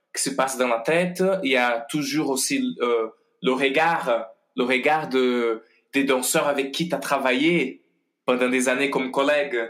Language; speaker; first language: French; non-native, fluent; Portuguese